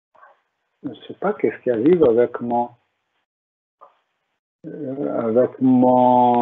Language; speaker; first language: French; non-native, fluent; Portuguese